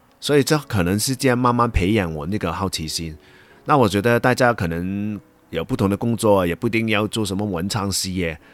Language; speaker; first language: Chinese; non-native, local second language; Cantonese